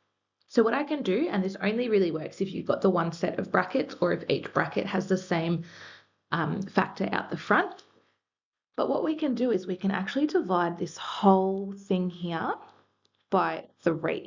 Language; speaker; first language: English; native; English